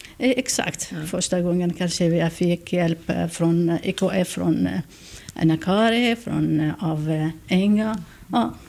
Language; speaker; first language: Swedish; non-native, learner; Kurdish